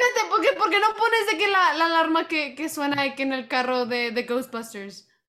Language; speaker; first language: Spanish; early bilingual, heritage; Spanish